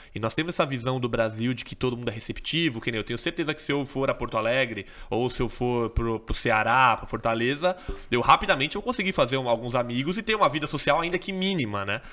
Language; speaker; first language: Portuguese; native; Portuguese